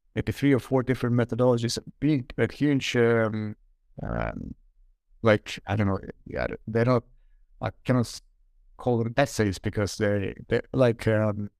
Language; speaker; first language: English; non-native, fluent; Ukrainian